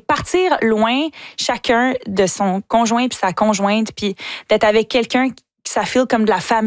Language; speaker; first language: French; native; French